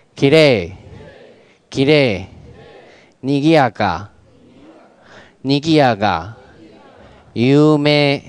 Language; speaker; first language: Japanese; non-native, fluent; Chinese